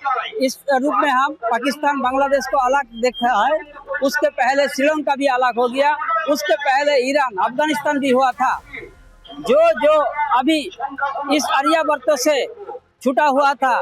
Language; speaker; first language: Hindi; non-native, local second language; Bangla